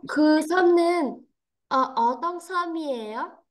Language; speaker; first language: Korean; non-native, learner; Vietnamese